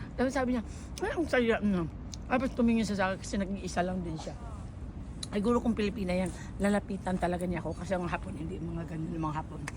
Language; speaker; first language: Filipino; native; Filipino